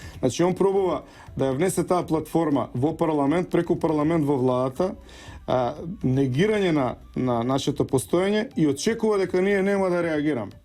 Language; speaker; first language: Macedonian; native; Macedonian